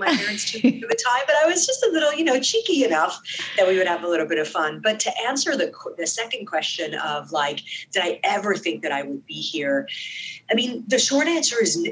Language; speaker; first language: English; non-native, fluent; Arabic